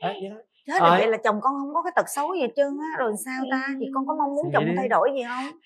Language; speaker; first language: Vietnamese; native; Vietnamese